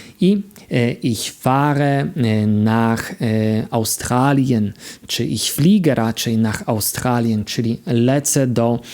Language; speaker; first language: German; non-native, fluent; Polish